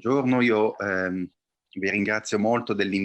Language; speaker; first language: Italian; native; Italian